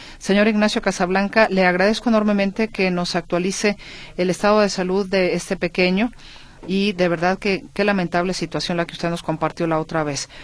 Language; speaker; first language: Spanish; native; Spanish